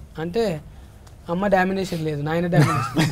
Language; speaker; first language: Telugu; native; Telugu